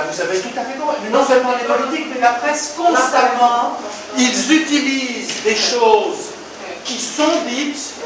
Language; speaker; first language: French; native; French